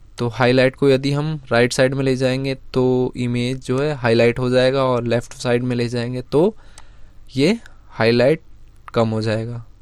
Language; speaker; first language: Hindi; native; Hindi